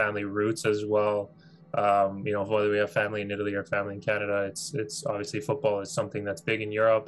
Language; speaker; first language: English; native; English